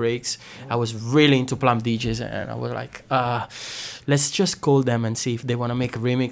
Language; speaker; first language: English; non-native, fluent; Italian